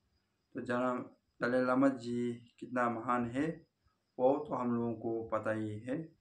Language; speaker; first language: Hindi; non-native, local second language; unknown